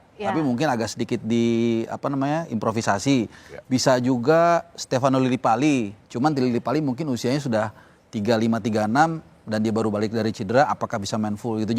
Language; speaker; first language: Indonesian; native; Indonesian